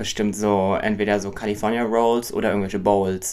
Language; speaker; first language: German; native; German